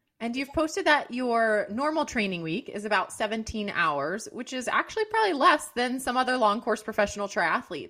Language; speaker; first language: English; native; English